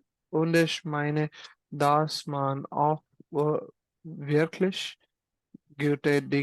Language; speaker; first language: German; non-native, learner; Malayalam